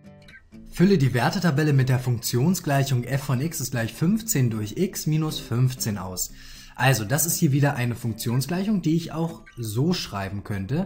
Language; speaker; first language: German; native; German